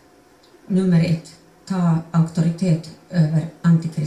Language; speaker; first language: Swedish; non-native, fluent; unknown